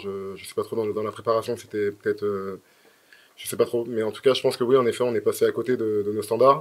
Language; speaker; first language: French; native; French